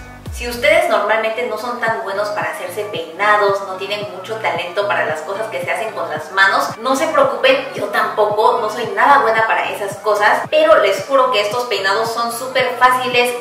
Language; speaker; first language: Spanish; non-native, fluent; Korean